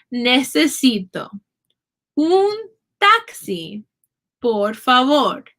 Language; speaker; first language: Spanish; non-native, fluent; English